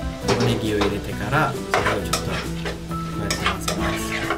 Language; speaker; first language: Japanese; non-native, learner; Sinhala